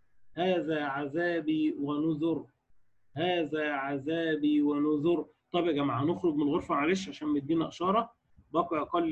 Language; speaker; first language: Arabic; native; Arabic